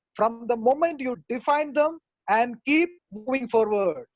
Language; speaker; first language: English; non-native, local second language; Malayalam